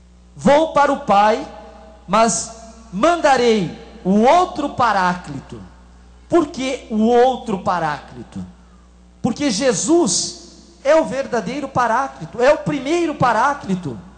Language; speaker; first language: Portuguese; native; Portuguese